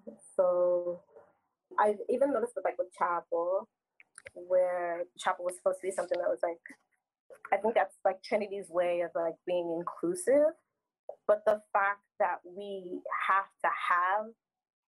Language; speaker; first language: English; native; English